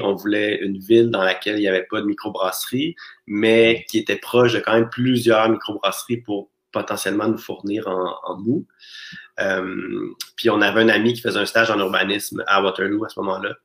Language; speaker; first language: French; native; French